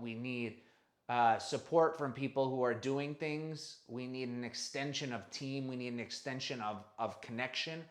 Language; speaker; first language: English; native; English